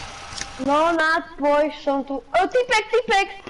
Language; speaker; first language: English; non-native, learner; Slovak